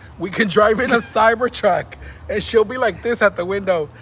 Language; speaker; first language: English; early bilingual, other home language; Spanish